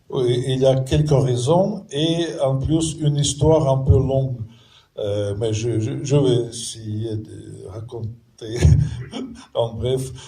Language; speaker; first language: French; non-native, fluent; Russian